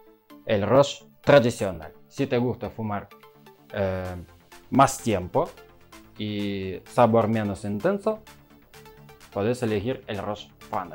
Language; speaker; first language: Spanish; non-native, learner; Russian